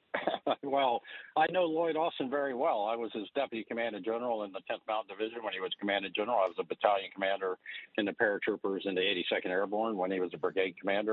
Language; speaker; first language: English; native; English